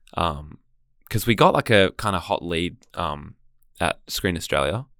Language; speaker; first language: English; native; English